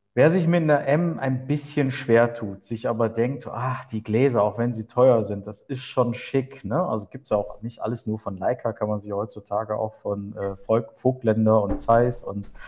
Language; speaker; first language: German; early bilingual, other home language; Turkish